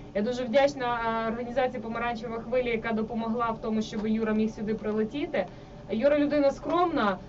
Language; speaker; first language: Ukrainian; native; Ukrainian